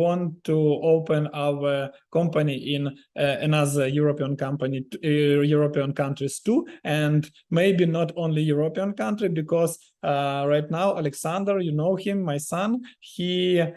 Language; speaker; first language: English; non-native, learner; Ukrainian